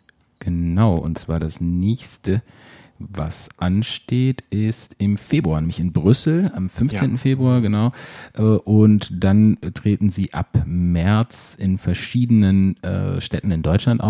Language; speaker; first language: German; native; German